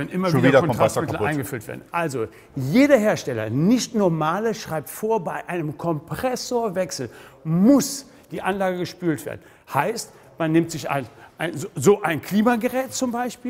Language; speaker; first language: German; native; German